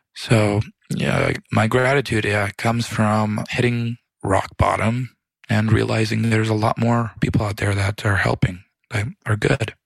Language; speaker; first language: English; early bilingual, other home language; Romanian